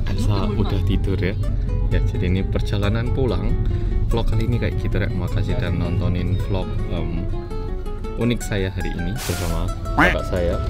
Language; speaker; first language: Indonesian; early bilingual, other home language; Korean